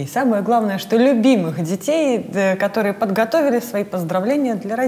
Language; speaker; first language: Russian; native; Russian